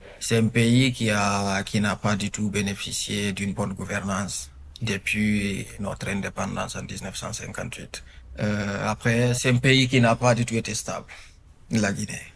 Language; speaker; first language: French; non-native, local second language; Fula